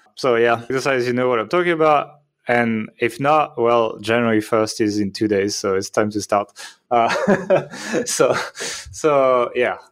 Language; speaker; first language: English; non-native, fluent; French